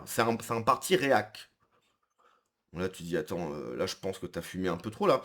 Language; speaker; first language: French; native; French